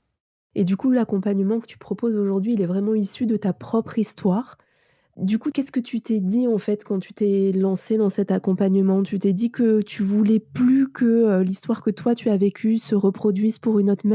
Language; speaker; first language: French; native; French